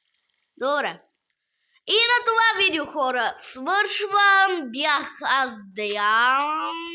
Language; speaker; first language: Bulgarian; native; Bulgarian